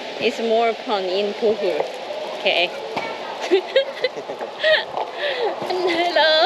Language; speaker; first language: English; non-native, learner; Korean